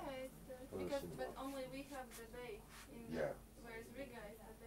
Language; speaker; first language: English; non-native, learner; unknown